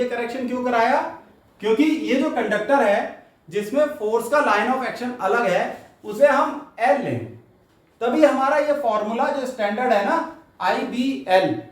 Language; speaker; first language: Hindi; native; Hindi